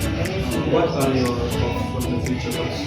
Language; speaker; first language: English; non-native, learner; Indonesian